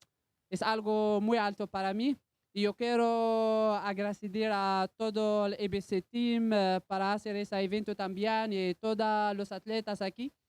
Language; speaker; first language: Spanish; non-native, learner; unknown